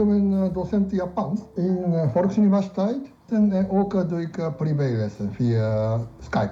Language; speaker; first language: Dutch; non-native, learner; Japanese